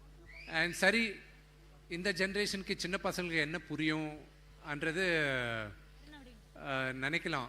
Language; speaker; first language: Tamil; non-native, local second language; Telugu